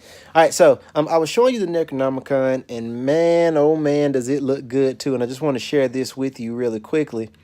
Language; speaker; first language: English; native; English